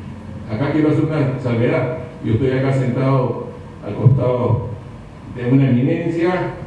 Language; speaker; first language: Spanish; native; Spanish